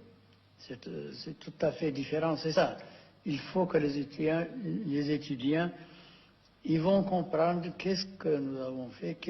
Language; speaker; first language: French; non-native, fluent; Amharic